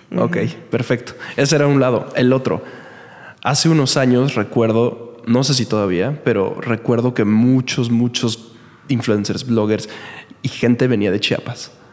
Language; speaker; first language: Spanish; native; Spanish